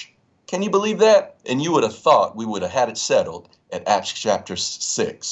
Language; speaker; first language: English; native; English